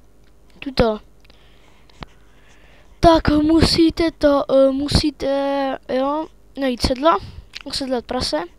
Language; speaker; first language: Czech; native; Czech